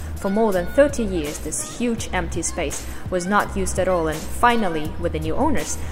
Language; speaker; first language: English; non-native, fluent; Russian